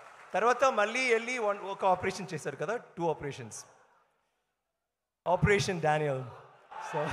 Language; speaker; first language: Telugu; non-native, learner; Tamil